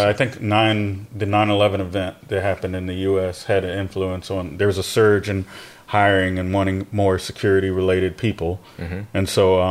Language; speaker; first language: English; native; English